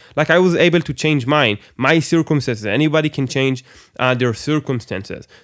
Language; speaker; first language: English; non-native, fluent; Hebrew